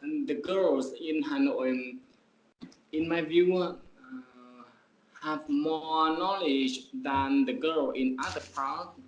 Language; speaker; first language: English; non-native, learner; Vietnamese